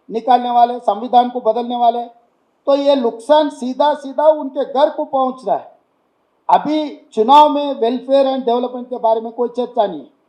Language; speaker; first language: Hindi; non-native, local second language; Telugu